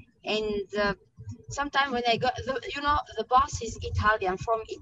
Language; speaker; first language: English; non-native, learner; Italian